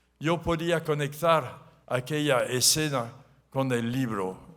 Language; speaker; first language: Spanish; non-native, learner; French